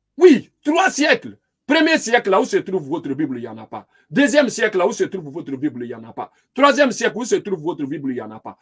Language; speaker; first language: French; non-native, local second language; Lingala